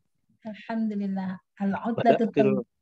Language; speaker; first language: Arabic; non-native, learner; Indonesian